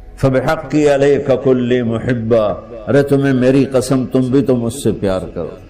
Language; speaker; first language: Urdu; non-native, local second language; Punjabi